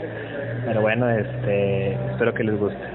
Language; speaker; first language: Spanish; native; Spanish